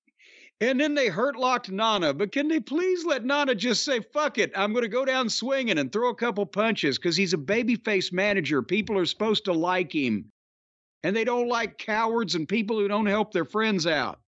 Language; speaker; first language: English; native; English